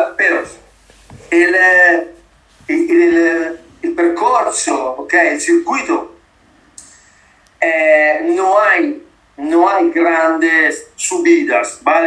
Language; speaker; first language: Spanish; non-native, learner; Italian